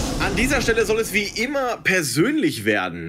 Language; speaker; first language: German; native; German